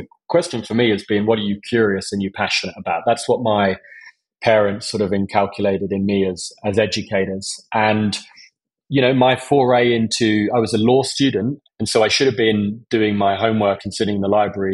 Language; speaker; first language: English; native; English